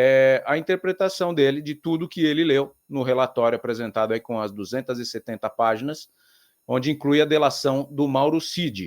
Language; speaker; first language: Portuguese; native; Portuguese